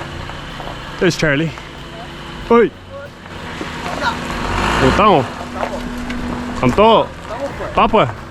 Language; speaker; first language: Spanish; non-native, learner; English